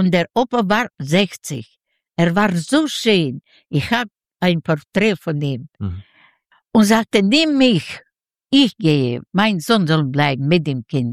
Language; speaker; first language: German; non-native, learner; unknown